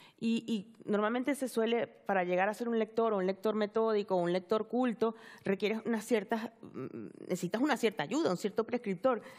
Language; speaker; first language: Spanish; native; Spanish